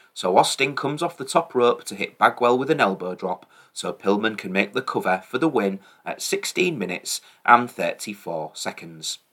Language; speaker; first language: English; native; English